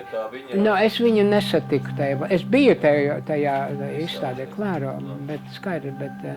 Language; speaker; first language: Latvian; early bilingual, heritage; Latvian